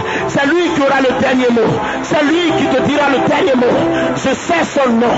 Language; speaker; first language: French; native; French